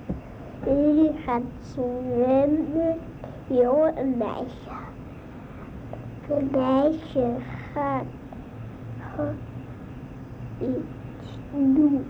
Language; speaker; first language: Dutch; early bilingual, other home language; Arabic